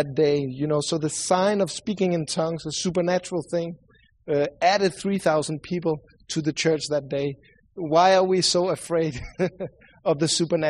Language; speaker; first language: English; non-native, fluent; Swedish